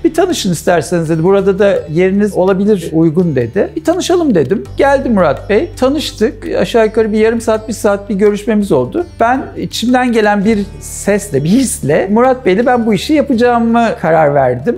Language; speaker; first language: Turkish; native; Turkish